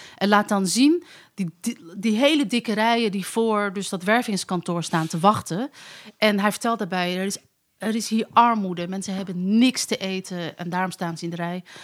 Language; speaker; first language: Dutch; early bilingual, other home language; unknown